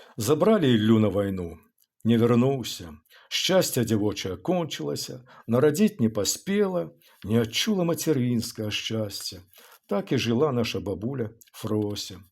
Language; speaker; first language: Belarusian; native; Belarusian